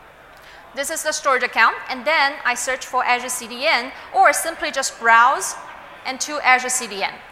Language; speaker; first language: English; non-native, fluent; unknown